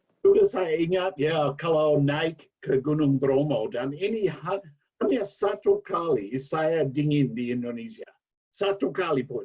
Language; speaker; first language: Indonesian; non-native, learner; English